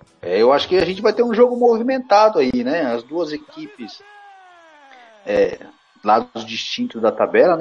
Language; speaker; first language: Portuguese; native; Portuguese